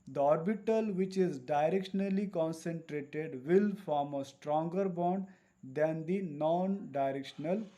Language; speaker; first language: English; non-native, local second language; Marathi